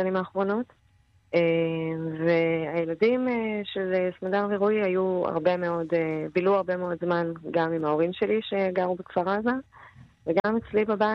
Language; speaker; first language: Hebrew; native; Hebrew